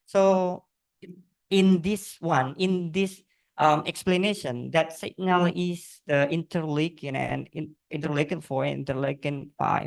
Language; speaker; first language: English; non-native, learner; Indonesian